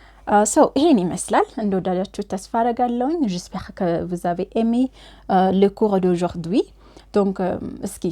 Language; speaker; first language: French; non-native, fluent; Amharic